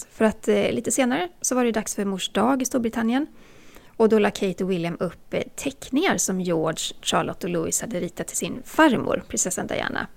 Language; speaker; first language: Swedish; native; Swedish